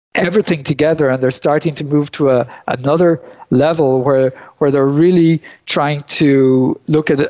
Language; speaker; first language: English; native; English